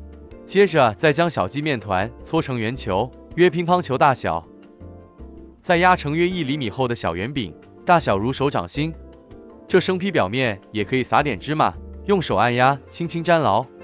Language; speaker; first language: Chinese; native; Chinese